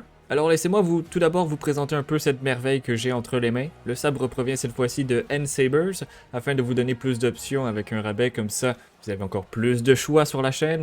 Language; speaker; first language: French; native; French